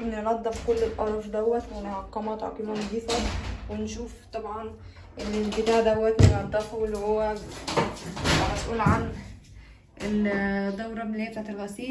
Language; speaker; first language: Arabic; native; Arabic